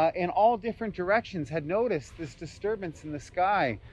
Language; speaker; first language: English; native; English